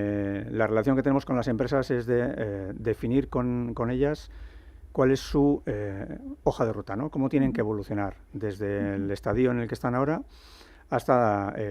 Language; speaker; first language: Spanish; native; Spanish